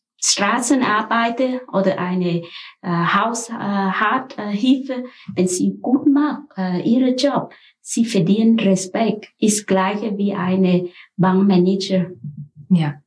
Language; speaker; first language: German; non-native, learner; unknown